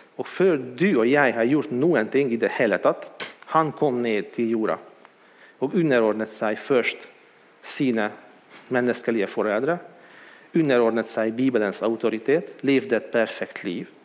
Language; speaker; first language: Swedish; non-native, fluent; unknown